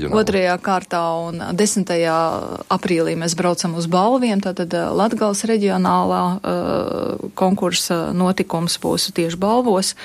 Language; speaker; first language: Latvian; native; Latvian